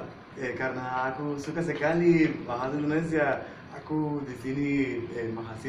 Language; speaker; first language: Indonesian; non-native, learner; Spanish